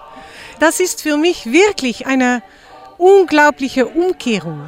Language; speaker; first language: German; non-native, fluent; Dutch